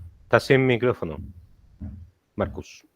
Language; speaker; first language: Spanish; native; Spanish